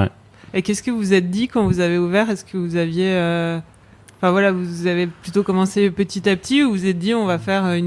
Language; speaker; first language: French; native; French